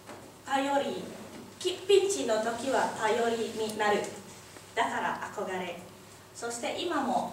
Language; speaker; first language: Japanese; non-native, learner; Indonesian